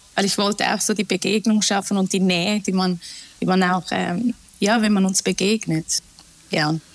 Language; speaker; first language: German; early bilingual, other home language; Turkish